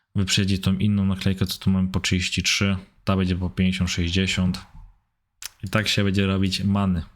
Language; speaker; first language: Polish; early bilingual, heritage; German